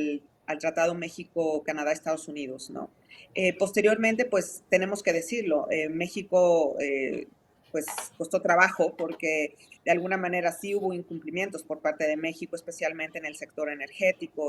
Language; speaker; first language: Spanish; native; Spanish